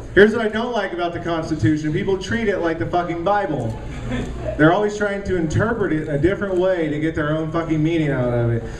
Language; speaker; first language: English; native; English